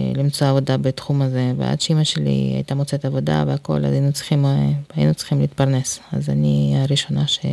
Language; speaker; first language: Hebrew; non-native, fluent; Russian